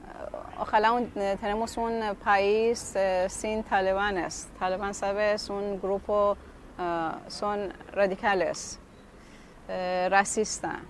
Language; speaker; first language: Spanish; non-native, learner; Persian